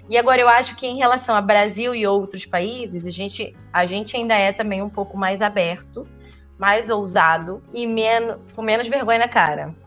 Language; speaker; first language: Portuguese; native; Portuguese